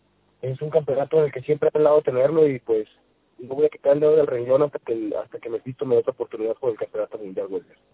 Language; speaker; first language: Spanish; native; Spanish